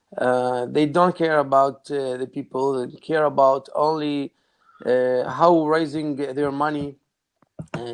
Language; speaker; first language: English; non-native, learner; Arabic